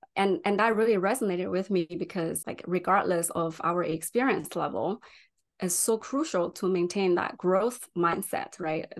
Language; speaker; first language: English; non-native, fluent; Chinese